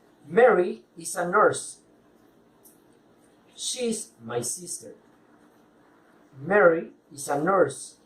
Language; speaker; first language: English; non-native, fluent; Spanish